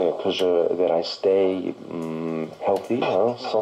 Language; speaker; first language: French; non-native, learner; English